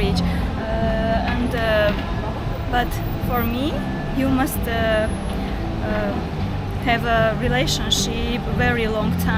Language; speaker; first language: English; non-native, learner; Armenian